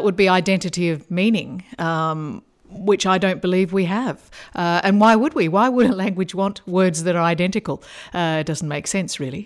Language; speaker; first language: English; native; English